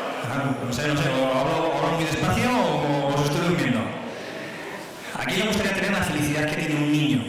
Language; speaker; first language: Spanish; native; Spanish